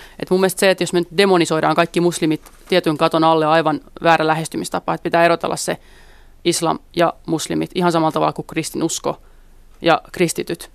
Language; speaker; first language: Finnish; early bilingual, other home language; Central Kurdish